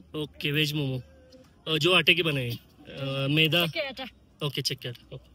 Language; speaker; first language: Hindi; non-native, local second language; Marathi